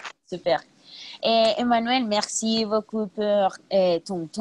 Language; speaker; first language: French; non-native, learner; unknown